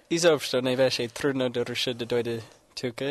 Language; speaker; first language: Bulgarian; non-native, fluent; English